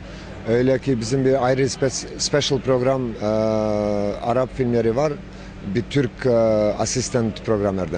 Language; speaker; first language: Turkish; non-native, local second language; Albanian